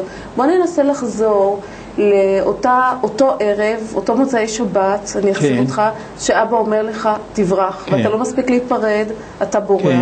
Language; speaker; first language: Hebrew; native; Hebrew